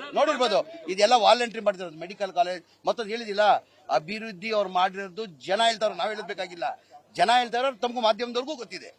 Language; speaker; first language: Kannada; non-native, local second language; Urdu